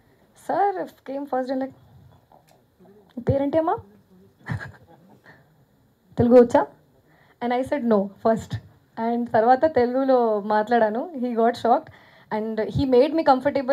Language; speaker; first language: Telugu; non-native, fluent; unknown